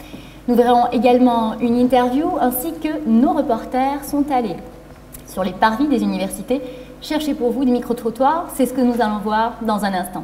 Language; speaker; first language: French; native; French